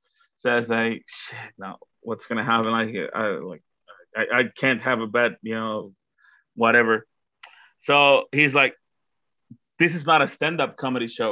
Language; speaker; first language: English; non-native, fluent; Spanish